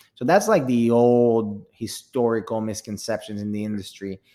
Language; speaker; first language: English; early bilingual, other home language; Spanish